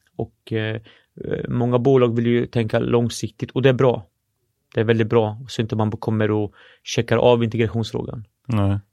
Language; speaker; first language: Swedish; early bilingual, other home language; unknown